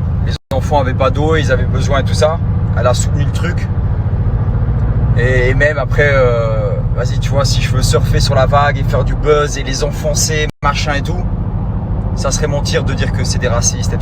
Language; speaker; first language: French; native; French